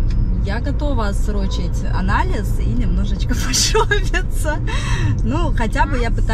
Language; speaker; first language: Russian; native; Russian